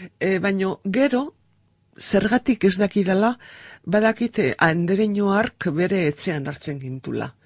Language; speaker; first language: Basque; non-native, local second language; Spanish